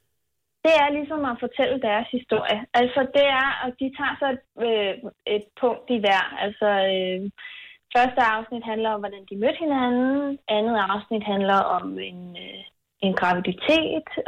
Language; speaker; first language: Danish; native; Danish